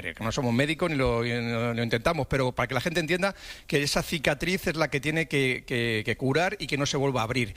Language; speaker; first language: Spanish; native; Spanish